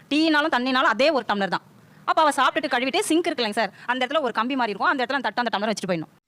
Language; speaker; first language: Tamil; native; Tamil